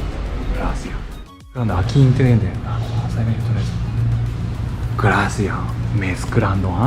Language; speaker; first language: Spanish; non-native, learner; Japanese